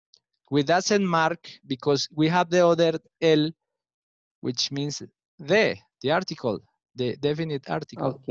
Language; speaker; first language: English; non-native, learner; Spanish